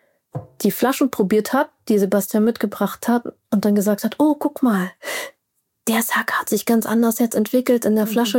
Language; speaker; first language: German; native; German